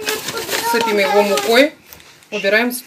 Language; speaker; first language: Russian; non-native, local second language; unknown